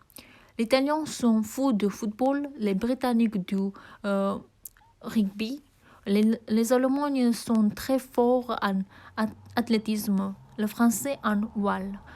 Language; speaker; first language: French; non-native, learner; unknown